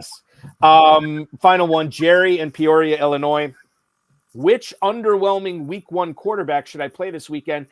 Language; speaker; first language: English; native; English